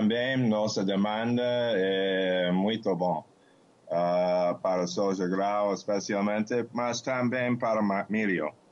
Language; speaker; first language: Portuguese; non-native, fluent; English